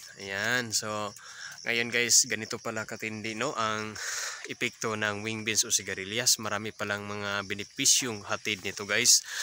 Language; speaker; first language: Filipino; non-native, local second language; Cebuano